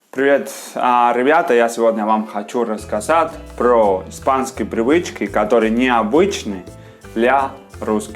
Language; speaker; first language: Russian; non-native, learner; Spanish